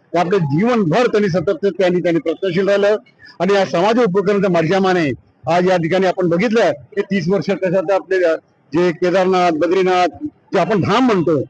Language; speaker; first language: Marathi; non-native, local second language; Hindi